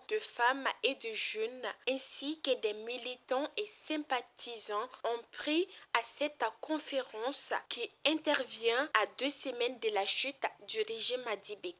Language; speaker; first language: French; non-native, local second language; Bambara